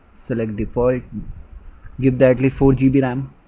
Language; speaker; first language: English; non-native, local second language; Hindi